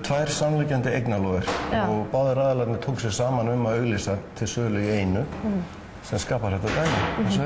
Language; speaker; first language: Icelandic; native; Icelandic